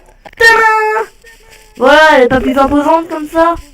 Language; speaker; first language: French; native; French